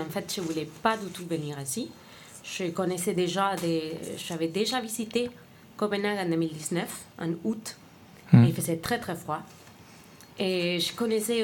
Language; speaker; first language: French; non-native, fluent; Spanish